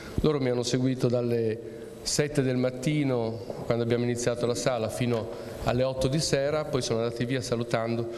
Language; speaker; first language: Italian; native; Italian